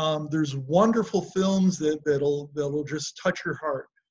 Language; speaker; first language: English; native; English